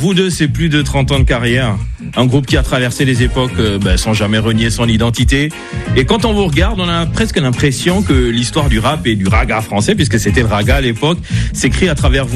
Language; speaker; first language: French; native; French